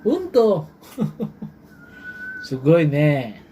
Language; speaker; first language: Japanese; non-native, learner; Cebuano